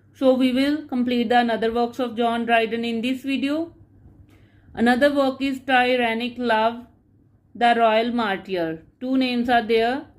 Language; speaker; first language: English; non-native, local second language; Punjabi